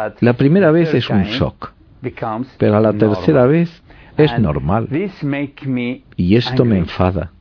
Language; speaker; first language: Spanish; non-native, fluent; Arabic